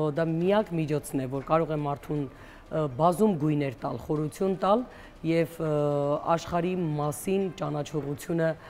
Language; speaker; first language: Armenian; native; Armenian